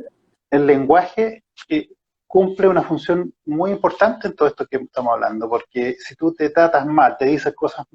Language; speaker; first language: Spanish; native; Spanish